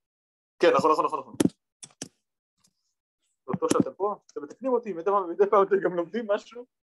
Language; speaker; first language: Hebrew; native; Hebrew